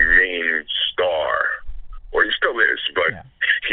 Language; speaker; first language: English; non-native, fluent; Spanish